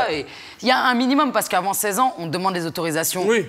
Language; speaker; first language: French; native; French